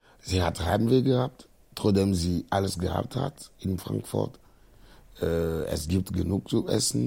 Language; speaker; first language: German; non-native, fluent; Ewe